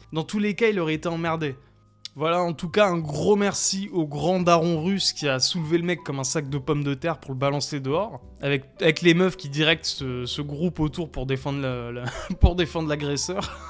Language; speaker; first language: French; native; French